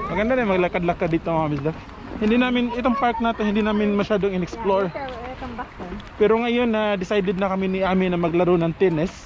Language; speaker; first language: Filipino; non-native, local second language; Cebuano